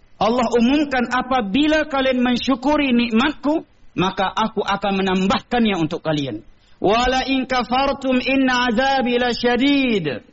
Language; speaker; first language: Indonesian; non-native, local second language; Achinese